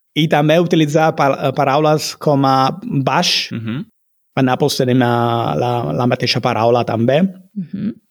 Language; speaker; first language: Catalan; non-native, fluent; Italian